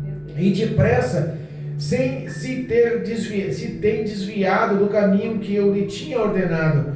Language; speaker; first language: Portuguese; native; Portuguese